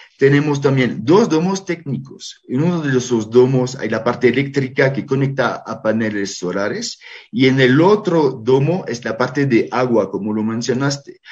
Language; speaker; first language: Spanish; non-native, fluent; French